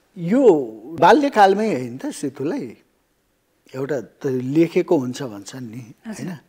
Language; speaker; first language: Nepali; native; Nepali